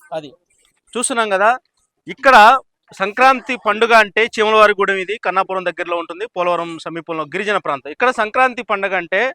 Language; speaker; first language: Telugu; native; Telugu